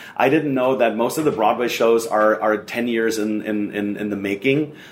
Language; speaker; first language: English; non-native, fluent; German